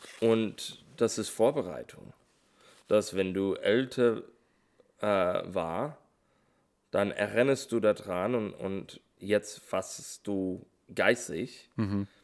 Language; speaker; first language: German; non-native, fluent; English